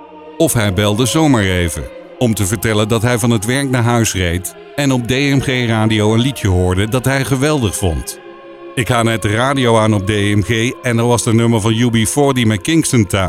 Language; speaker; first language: Dutch; native; Dutch